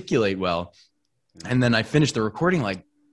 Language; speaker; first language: English; native; English